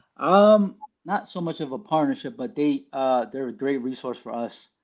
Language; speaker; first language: English; early bilingual, other home language; Filipino